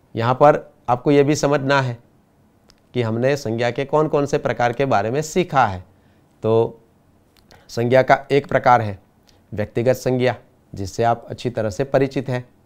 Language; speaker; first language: Hindi; non-native, local second language; Gujarati